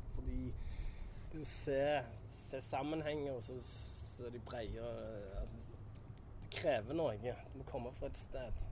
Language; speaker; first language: Norwegian; native; Norwegian